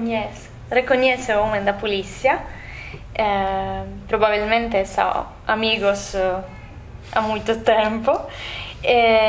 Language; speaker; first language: Portuguese; non-native, learner; Italian